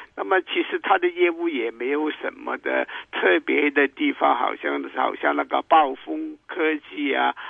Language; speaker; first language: Chinese; non-native, local second language; Cantonese